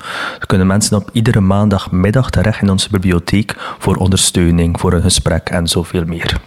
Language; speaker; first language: Dutch; native; Dutch